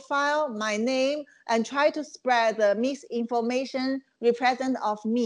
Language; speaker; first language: English; non-native, fluent; Chinese